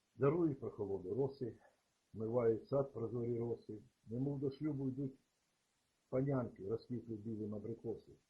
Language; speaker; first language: Ukrainian; native; Ukrainian